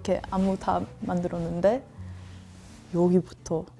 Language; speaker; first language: Korean; non-native, learner; English